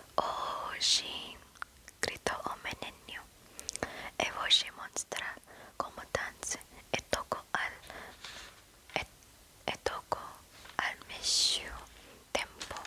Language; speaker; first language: Portuguese; non-native, learner; English